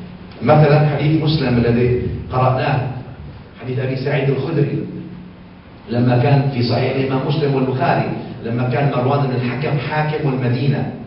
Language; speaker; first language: Arabic; native; Arabic